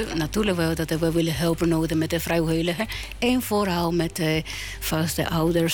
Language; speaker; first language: Dutch; non-native, learner; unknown